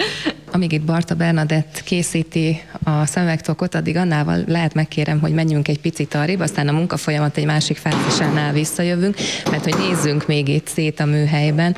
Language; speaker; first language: Hungarian; native; Hungarian